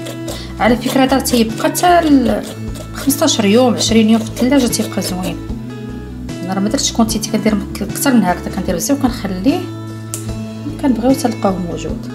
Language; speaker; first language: Arabic; native; Arabic